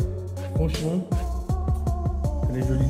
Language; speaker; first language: French; non-native, fluent; Portuguese